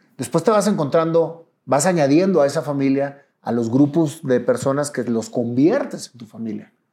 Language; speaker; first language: Spanish; native; Spanish